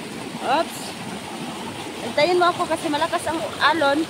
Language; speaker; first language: Filipino; non-native, local second language; Cebuano